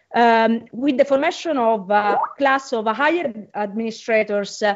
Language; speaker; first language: English; non-native, fluent; Italian